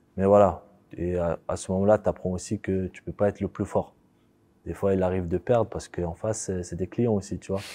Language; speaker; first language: French; early bilingual, other home language; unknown